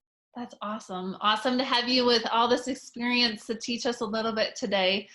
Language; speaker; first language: English; native; English